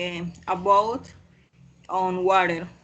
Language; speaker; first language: English; non-native, learner; Spanish